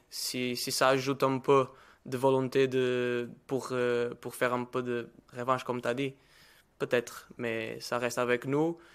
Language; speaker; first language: French; non-native, learner; Portuguese